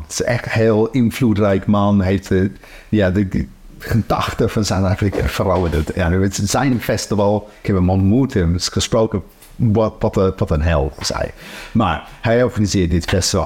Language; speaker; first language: Dutch; non-native, fluent; English